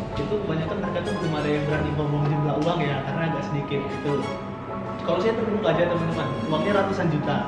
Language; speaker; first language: Indonesian; native; Indonesian